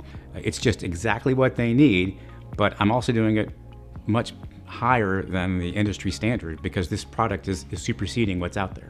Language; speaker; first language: English; native; English